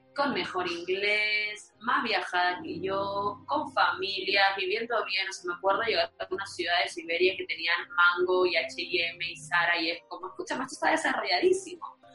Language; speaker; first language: Spanish; native; Spanish